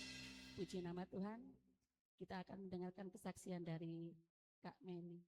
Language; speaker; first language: Indonesian; native; Indonesian